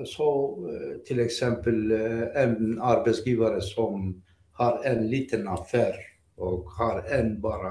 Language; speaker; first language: Swedish; non-native, fluent; Greek